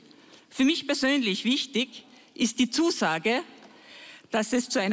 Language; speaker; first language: German; native; German